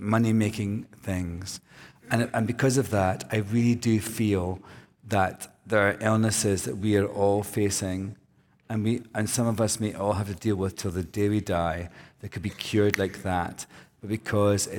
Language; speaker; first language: English; native; English